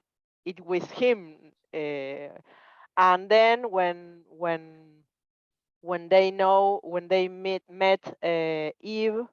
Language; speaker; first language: English; non-native, learner; Spanish